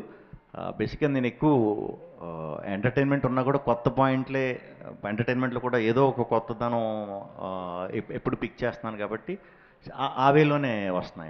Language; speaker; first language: Telugu; native; Telugu